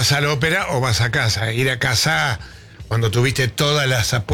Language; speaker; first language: Spanish; native; Spanish